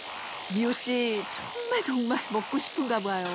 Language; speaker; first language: Korean; native; Korean